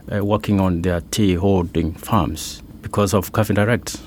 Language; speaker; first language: English; non-native, local second language; Meru